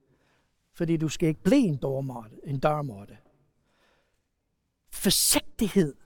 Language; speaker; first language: Danish; non-native, fluent; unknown